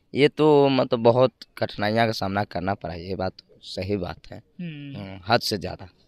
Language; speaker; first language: Hindi; native; Hindi